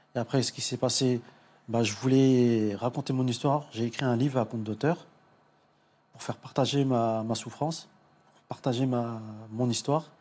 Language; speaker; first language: French; early bilingual, other home language; Arabic